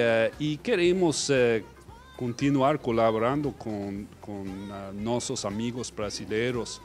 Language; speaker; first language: Portuguese; non-native, fluent; English